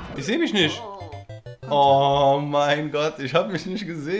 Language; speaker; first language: German; native; German